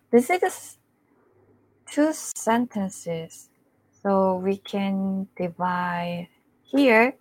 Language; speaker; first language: English; non-native, fluent; Korean